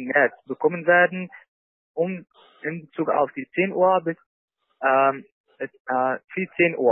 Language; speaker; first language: German; non-native, learner; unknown